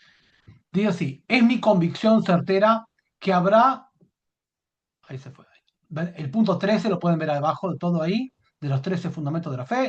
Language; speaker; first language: Spanish; native; Spanish